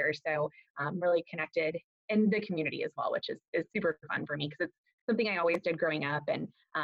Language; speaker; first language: English; native; English